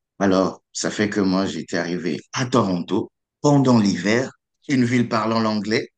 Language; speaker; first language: French; non-native, local second language; Lingala